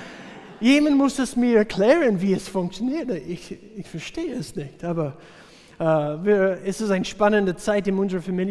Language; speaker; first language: German; non-native, fluent; English